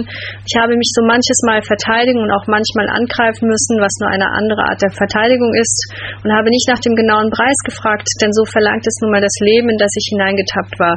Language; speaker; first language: German; native; German